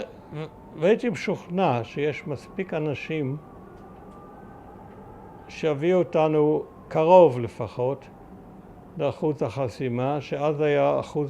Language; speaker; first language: Hebrew; early bilingual, other home language; German